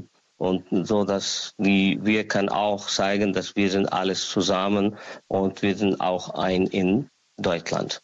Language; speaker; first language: German; non-native, learner; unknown